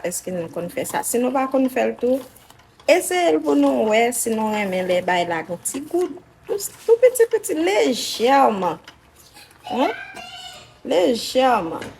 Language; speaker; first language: French; non-native, local second language; Haitian Creole